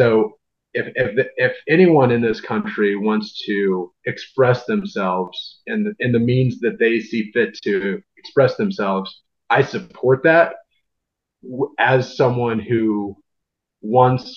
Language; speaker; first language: English; native; English